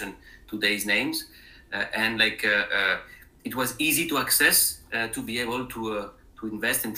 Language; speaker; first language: English; non-native, fluent; French